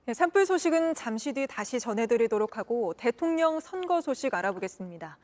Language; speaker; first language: Korean; native; Korean